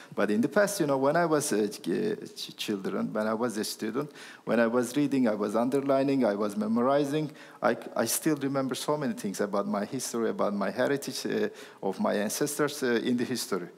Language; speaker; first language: English; non-native, fluent; Turkish